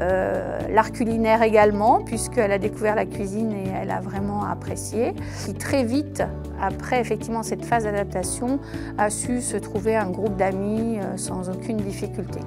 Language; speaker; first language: French; native; French